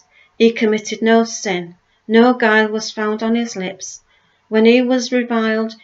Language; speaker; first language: English; native; English